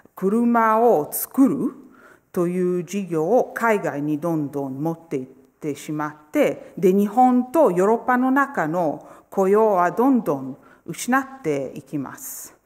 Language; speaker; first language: Japanese; non-native, fluent; Italian